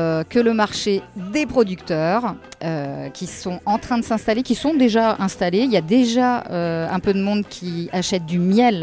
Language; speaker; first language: French; native; French